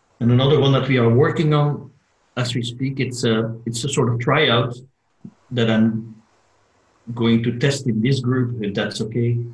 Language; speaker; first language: English; non-native, fluent; Dutch